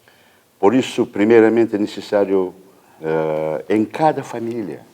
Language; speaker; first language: Portuguese; non-native, fluent; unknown